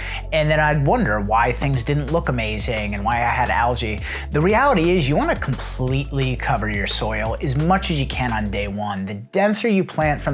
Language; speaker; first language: English; native; English